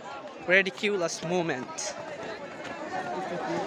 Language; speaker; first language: English; non-native, learner; Bangla